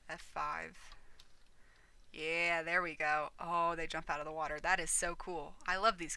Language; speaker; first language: English; native; English